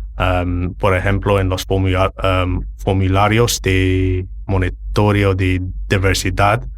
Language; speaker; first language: Spanish; non-native, learner; English